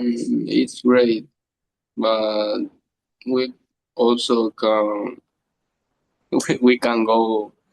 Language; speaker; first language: English; non-native, learner; Spanish